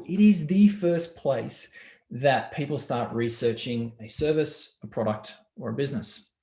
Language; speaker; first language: English; native; English